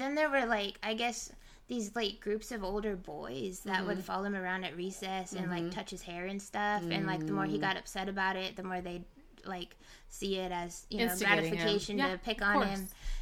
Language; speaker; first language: English; native; English